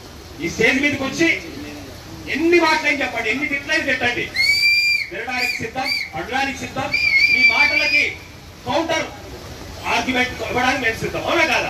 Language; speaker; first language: Telugu; native; Telugu